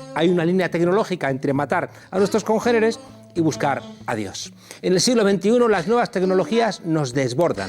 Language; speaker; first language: Spanish; native; Spanish